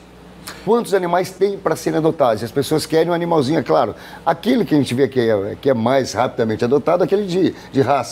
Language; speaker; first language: Portuguese; native; Portuguese